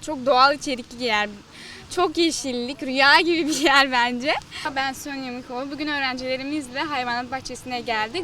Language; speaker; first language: Turkish; early bilingual, heritage; Turkish